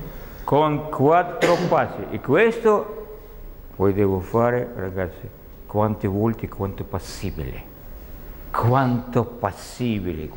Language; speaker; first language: Italian; non-native, learner; Russian